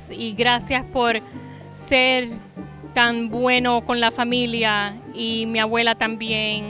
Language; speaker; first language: Spanish; early bilingual, heritage; Spanish